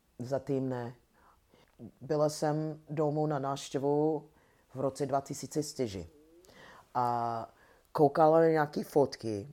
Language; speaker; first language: Czech; non-native, learner; English